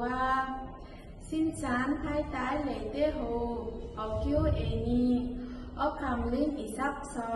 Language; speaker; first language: Cantonese; non-native, learner; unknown